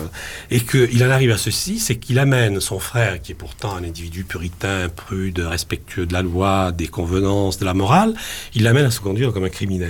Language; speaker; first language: French; native; French